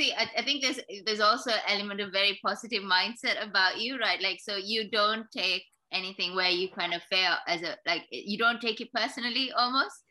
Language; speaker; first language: English; non-native, local second language; Sinhala